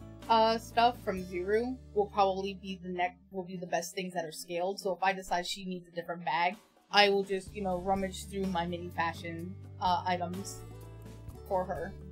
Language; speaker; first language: English; native; English